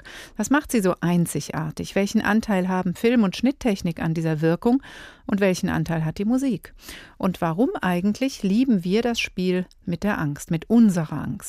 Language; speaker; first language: German; native; German